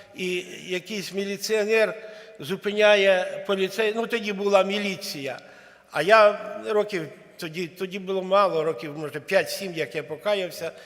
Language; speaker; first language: Ukrainian; non-native, local second language; Russian